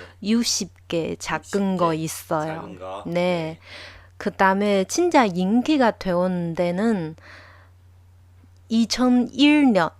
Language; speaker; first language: Korean; non-native, learner; Chinese